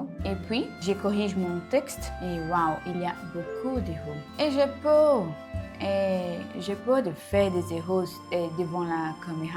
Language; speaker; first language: French; non-native, learner; Portuguese